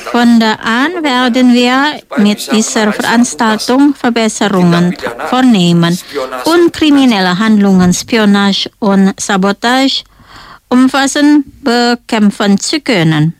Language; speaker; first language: German; non-native, fluent; Indonesian